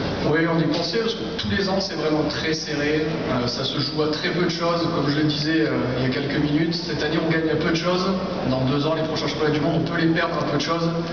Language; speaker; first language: French; native; French